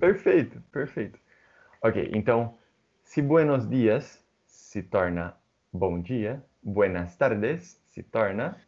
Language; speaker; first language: Portuguese; native; Portuguese